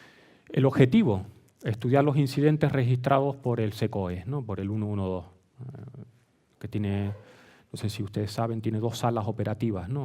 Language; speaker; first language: Spanish; native; Spanish